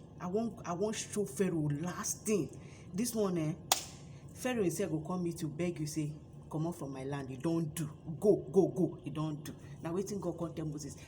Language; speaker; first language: Nigerian Pidgin; native; Nigerian Pidgin